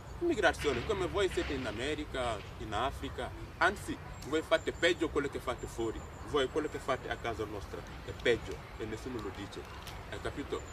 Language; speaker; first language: Italian; non-native, fluent; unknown